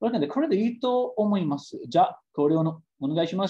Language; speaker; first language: Japanese; non-native, fluent; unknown